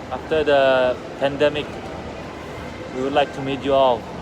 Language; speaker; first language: English; non-native, fluent; Thai